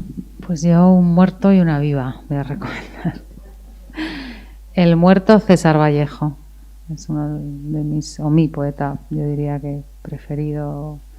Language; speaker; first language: Spanish; native; Spanish